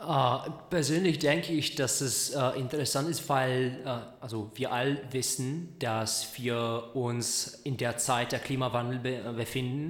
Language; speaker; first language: German; non-native, learner; Czech